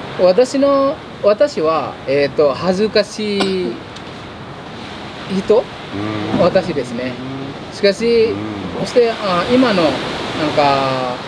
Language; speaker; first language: Japanese; non-native, fluent; Indonesian